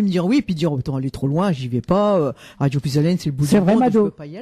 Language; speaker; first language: French; native; French